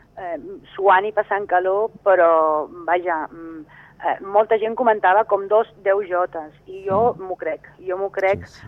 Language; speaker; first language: Catalan; native; Catalan